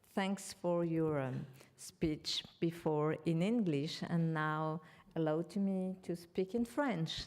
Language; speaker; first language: English; non-native, learner; French